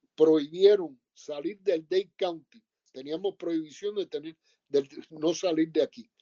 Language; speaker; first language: Spanish; native; Spanish